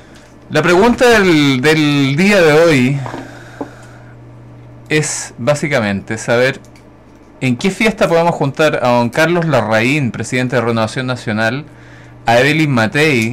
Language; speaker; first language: Spanish; native; Spanish